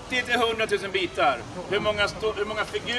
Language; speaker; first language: Swedish; native; Swedish